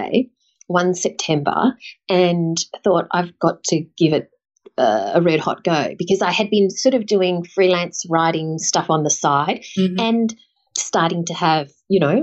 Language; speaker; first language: English; native; English